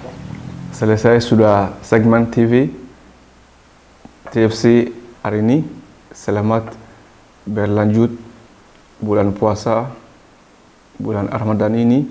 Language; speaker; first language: Indonesian; non-native, learner; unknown